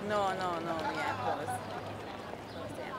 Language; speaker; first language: English; non-native, learner; Hungarian